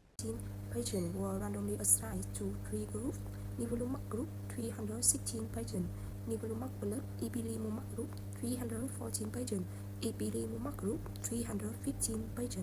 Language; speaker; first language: English; non-native, learner; Vietnamese